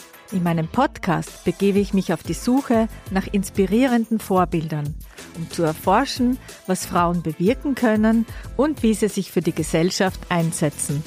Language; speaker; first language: German; native; German